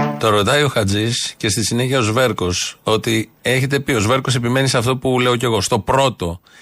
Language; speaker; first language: Greek; native; Greek